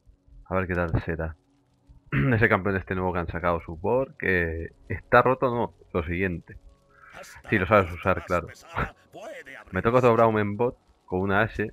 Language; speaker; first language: Spanish; native; Spanish